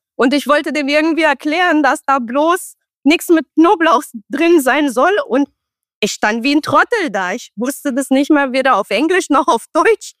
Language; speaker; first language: German; non-native, fluent; Romanian